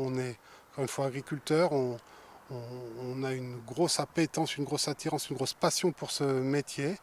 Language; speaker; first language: French; native; French